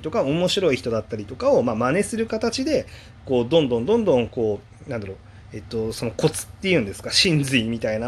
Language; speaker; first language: Japanese; native; Japanese